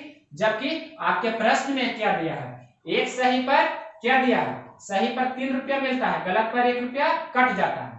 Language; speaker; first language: Hindi; native; Hindi